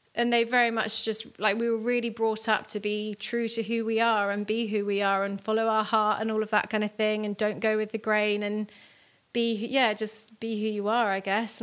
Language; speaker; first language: English; native; English